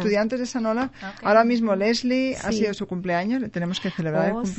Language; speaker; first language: Spanish; native; Spanish